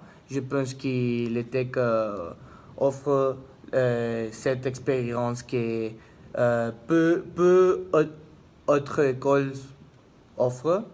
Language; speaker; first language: French; non-native, learner; Spanish